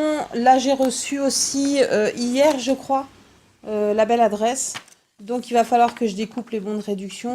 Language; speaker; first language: French; native; French